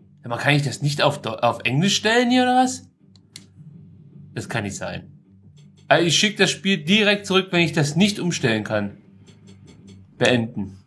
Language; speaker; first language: German; native; German